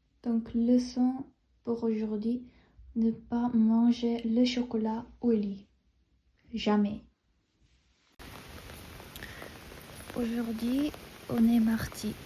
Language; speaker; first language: French; non-native, fluent; Korean